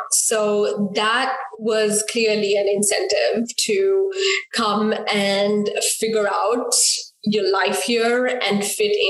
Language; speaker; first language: English; non-native, local second language; Sinhala